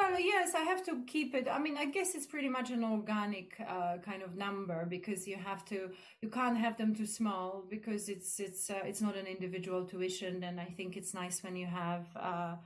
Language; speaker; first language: English; non-native, fluent; Polish